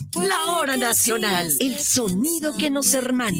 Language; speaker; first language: Spanish; native; Spanish